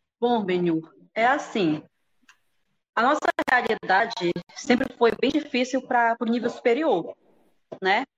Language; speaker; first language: Portuguese; native; Portuguese